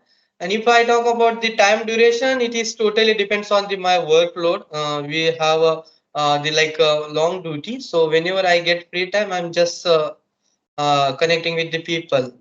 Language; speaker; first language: English; non-native, local second language; Marathi